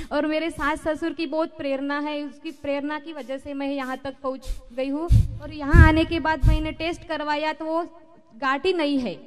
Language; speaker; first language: Hindi; non-native, local second language; Marathi